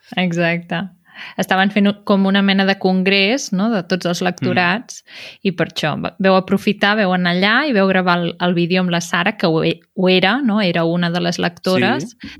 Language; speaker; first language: Catalan; native; Catalan